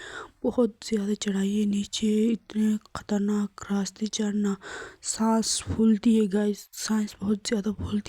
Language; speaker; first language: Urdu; non-native, local second language; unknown